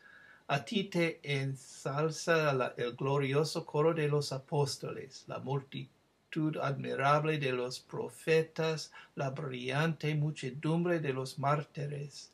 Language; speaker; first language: Spanish; non-native, fluent; English